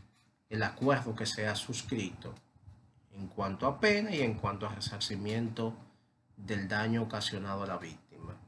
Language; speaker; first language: Spanish; native; Spanish